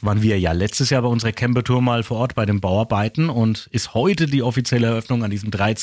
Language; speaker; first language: German; native; German